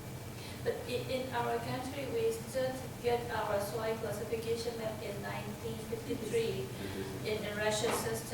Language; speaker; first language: English; non-native, learner; Burmese